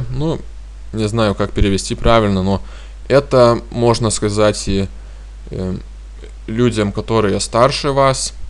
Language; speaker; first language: Russian; non-native, fluent; Lithuanian